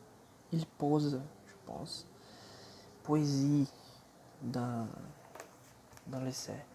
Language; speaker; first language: French; non-native, fluent; Portuguese